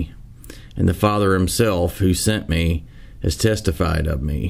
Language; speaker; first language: English; native; English